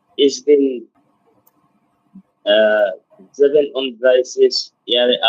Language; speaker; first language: German; non-native, learner; Bangla